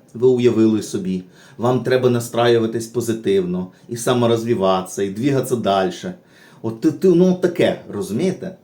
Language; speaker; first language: Ukrainian; native; Ukrainian